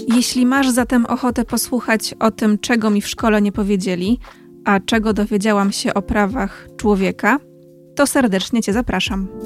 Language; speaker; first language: Polish; native; Polish